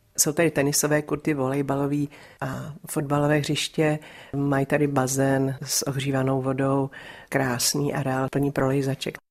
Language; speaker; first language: Czech; native; Czech